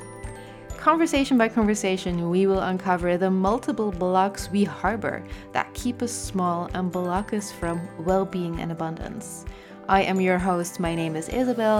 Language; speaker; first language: English; non-native, fluent; French